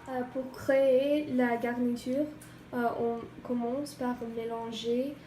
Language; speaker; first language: French; non-native, learner; English